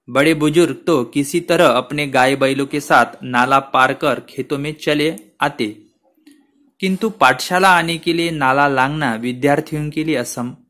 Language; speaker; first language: Hindi; non-native, local second language; Marathi